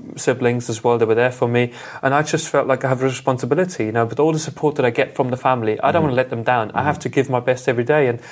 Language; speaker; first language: English; non-native, fluent; German